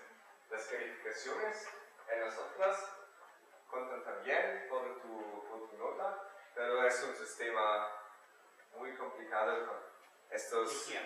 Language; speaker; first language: Spanish; non-native, learner; German